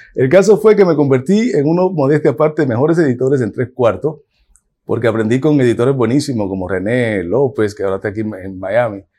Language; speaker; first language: Spanish; native; Spanish